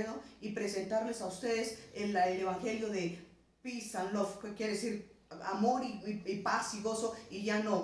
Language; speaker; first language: Spanish; native; Spanish